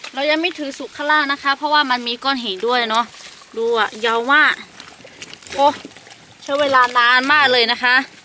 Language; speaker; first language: Thai; non-native, local second language; Lahu